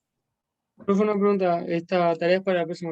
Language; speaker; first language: Spanish; native; Spanish